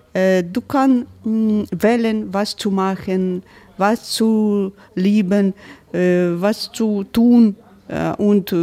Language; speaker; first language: German; non-native, learner; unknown